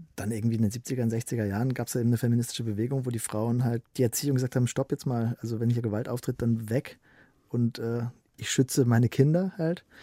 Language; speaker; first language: German; native; German